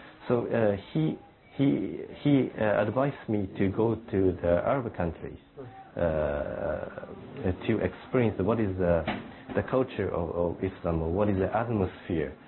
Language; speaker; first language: English; non-native, fluent; Japanese